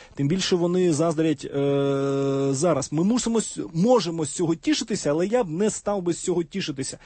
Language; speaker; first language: Ukrainian; native; Ukrainian